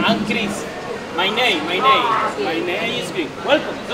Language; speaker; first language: English; non-native, learner; Spanish